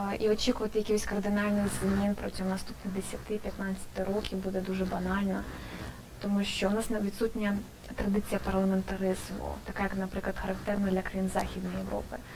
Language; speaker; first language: Ukrainian; native; Ukrainian